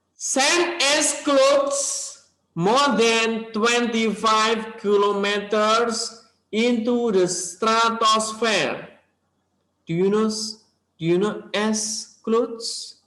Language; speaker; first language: English; non-native, learner; Indonesian